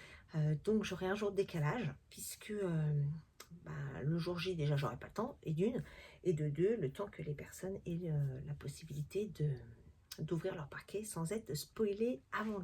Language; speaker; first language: French; native; French